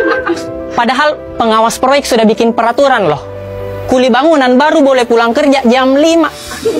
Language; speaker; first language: Indonesian; native; Indonesian